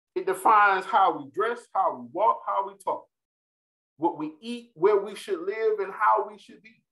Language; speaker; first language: English; native; English